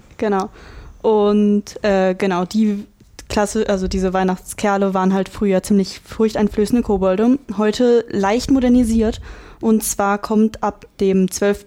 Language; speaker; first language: German; native; German